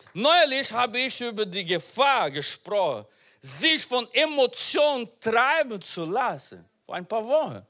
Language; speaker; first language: German; non-native, learner; Portuguese